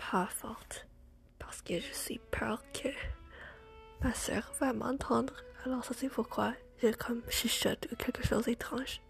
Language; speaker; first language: French; non-native, learner; English